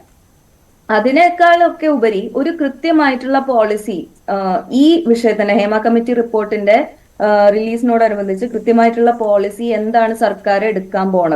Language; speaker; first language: Malayalam; native; Malayalam